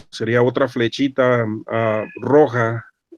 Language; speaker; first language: Spanish; native; Spanish